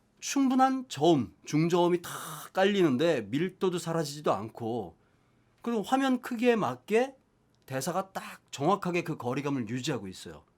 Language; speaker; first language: Korean; native; Korean